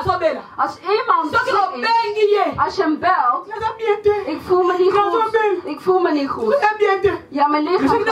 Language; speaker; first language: Dutch; non-native, fluent; Lingala